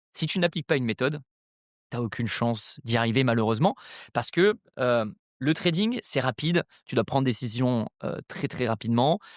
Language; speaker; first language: French; native; French